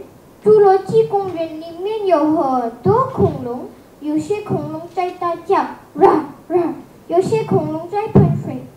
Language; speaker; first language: Chinese; non-native, learner; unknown